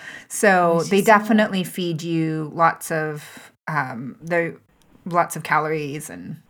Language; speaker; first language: English; early bilingual, other home language; Japanese